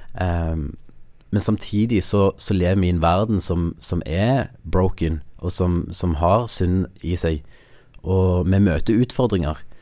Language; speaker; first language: Norwegian; native; Norwegian